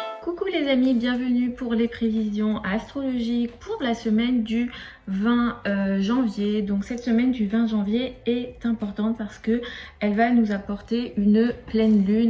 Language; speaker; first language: French; native; French